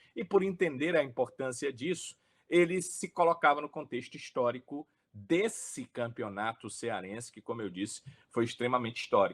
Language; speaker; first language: Portuguese; native; Portuguese